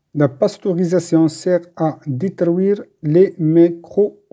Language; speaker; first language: French; non-native, local second language; Arabic